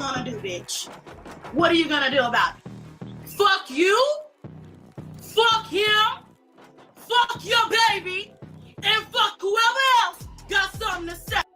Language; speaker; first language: English; native; English